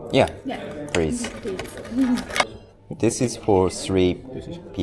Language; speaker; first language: English; non-native, learner; Japanese